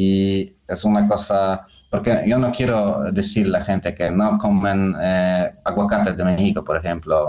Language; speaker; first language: Spanish; non-native, fluent; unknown